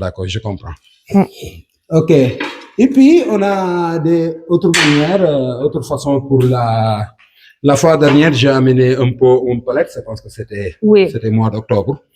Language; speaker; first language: French; non-native, local second language; Wolof